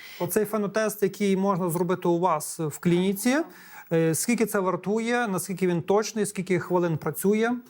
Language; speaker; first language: Ukrainian; native; Ukrainian